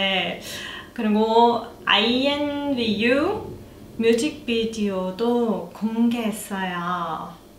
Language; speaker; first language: Korean; non-native, learner; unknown